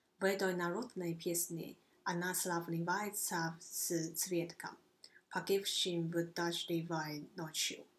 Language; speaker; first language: Russian; non-native, fluent; Chinese